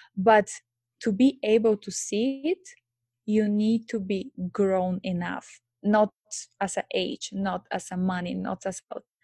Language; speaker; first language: English; non-native, fluent; Bulgarian